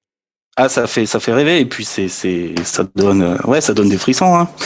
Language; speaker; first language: French; native; French